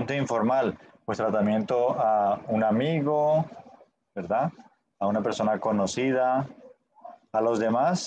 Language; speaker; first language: Spanish; native; Spanish